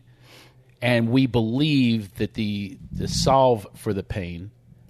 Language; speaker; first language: English; native; English